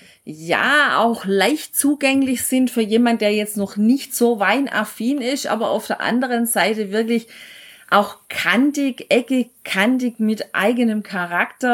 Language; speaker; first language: German; native; German